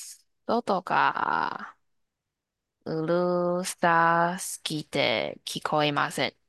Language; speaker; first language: Japanese; non-native, learner; Chinese